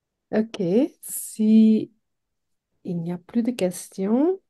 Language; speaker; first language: French; non-native, local second language; Dutch